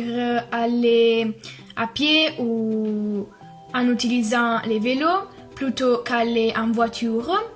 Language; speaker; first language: French; non-native, learner; Italian